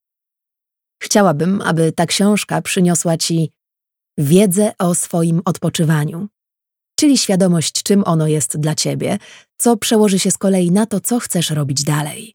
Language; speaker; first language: Polish; native; Polish